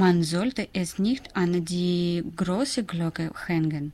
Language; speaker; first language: German; non-native, learner; Russian